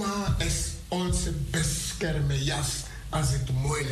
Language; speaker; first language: Dutch; non-native, learner; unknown